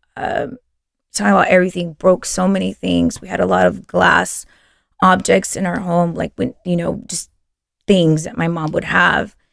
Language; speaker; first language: English; early bilingual, other home language; Spanish